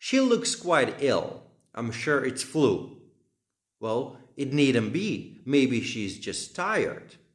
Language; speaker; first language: English; non-native, fluent; Slovak